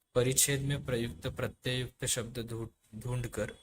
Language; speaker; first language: Hindi; non-native, local second language; Marathi